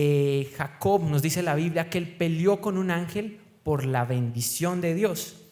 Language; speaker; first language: Spanish; native; Spanish